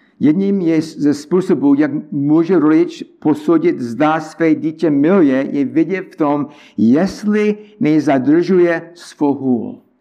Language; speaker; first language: Czech; non-native, learner; English